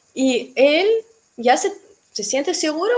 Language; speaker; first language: Spanish; non-native, fluent; Russian